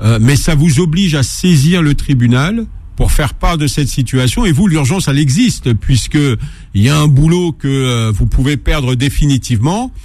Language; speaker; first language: French; native; French